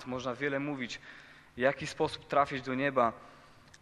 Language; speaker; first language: Polish; native; Polish